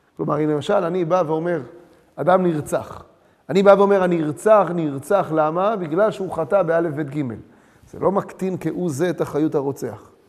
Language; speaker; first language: Hebrew; early bilingual, other home language; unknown